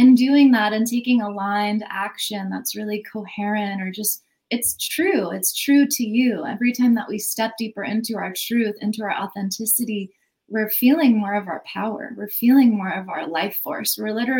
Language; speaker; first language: English; native; English